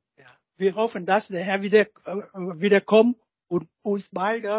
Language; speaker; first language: German; non-native, learner; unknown